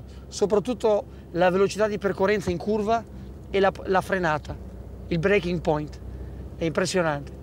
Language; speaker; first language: Italian; native; Italian